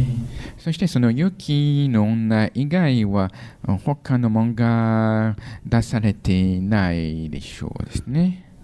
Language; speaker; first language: Japanese; non-native, fluent; French